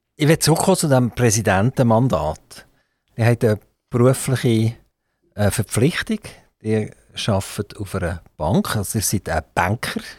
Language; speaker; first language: German; native; German